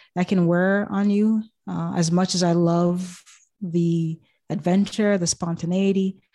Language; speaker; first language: English; native; English